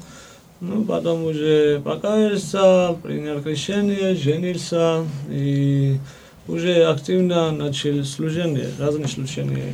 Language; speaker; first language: Russian; non-native, fluent; Georgian